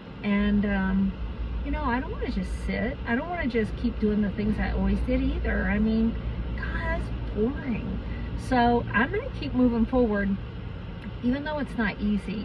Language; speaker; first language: English; native; English